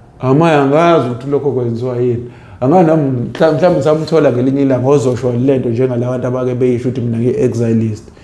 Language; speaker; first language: Zulu; native; Zulu